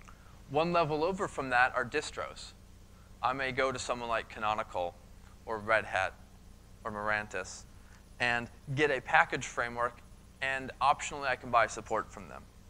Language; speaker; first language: English; native; English